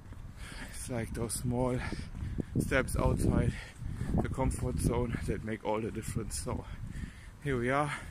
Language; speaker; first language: English; non-native, fluent; German